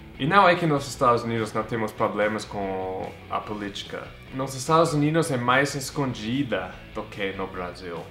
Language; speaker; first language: Portuguese; non-native, fluent; English